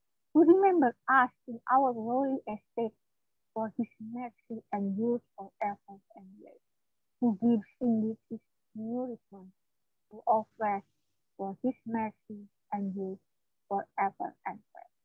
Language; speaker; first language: English; non-native, fluent; Indonesian